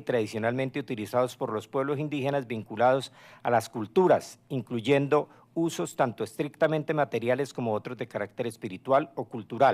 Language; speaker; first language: Spanish; native; Spanish